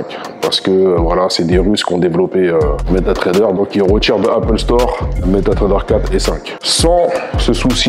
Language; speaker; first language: French; native; French